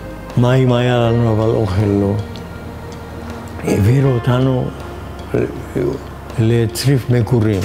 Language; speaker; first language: Hebrew; non-native, fluent; Hungarian